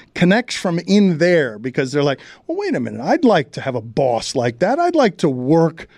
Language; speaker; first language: English; early bilingual, other home language; Spanish